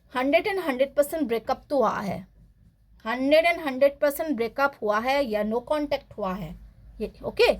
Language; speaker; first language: Hindi; non-native, local second language; Bangla